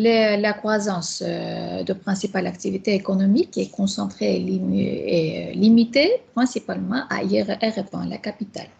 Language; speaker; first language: French; non-native, fluent; Armenian